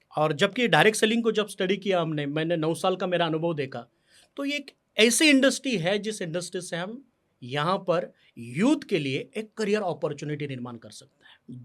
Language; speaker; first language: Hindi; non-native, local second language; Marathi